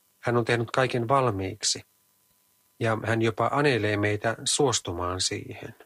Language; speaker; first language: Finnish; native; Finnish